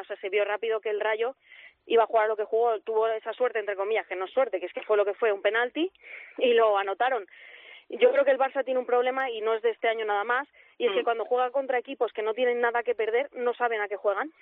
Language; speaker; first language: Spanish; native; Spanish